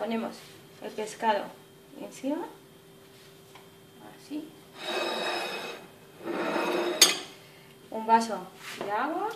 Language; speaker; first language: Spanish; non-native, fluent; Arabic